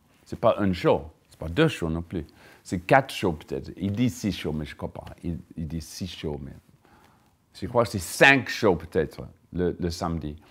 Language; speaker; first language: French; non-native, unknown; English